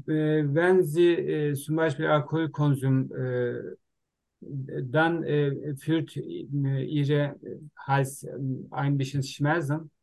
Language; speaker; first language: German; non-native, learner; Turkish